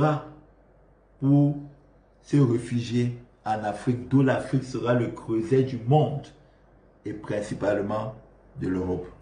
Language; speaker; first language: French; non-native, local second language; Malagasy